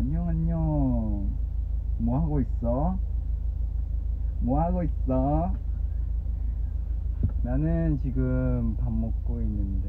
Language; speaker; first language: Korean; non-native, fluent; Vietnamese